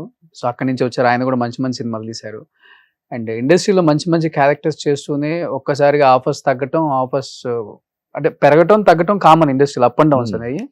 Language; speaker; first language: Telugu; native; Telugu